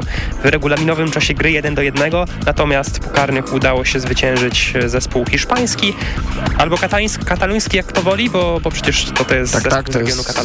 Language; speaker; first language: Polish; native; Polish